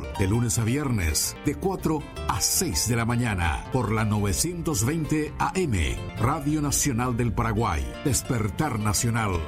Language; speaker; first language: Spanish; native; Spanish